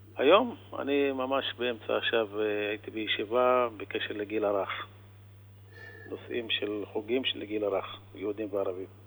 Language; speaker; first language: Hebrew; non-native, local second language; Arabic